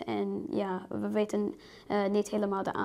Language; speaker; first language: Dutch; early bilingual, heritage; Dutch